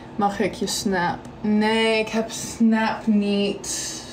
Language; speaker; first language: Dutch; early bilingual, other home language; English